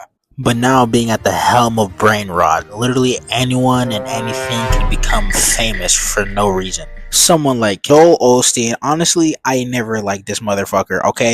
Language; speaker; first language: English; native; English